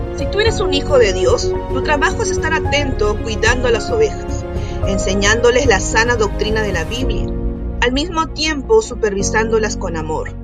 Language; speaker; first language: Spanish; native; Spanish